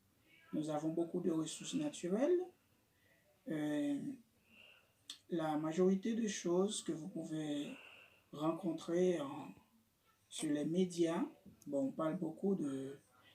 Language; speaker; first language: French; non-native, local second language; Haitian Creole